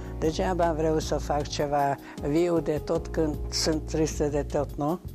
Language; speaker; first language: Romanian; non-native, local second language; Hungarian